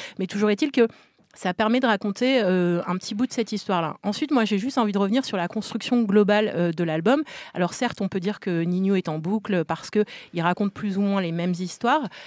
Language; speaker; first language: French; native; French